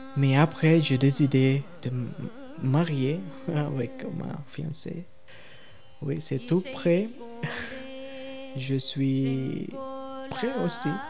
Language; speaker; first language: French; non-native, learner; Tamil